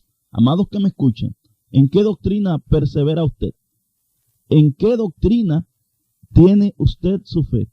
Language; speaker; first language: Spanish; native; Spanish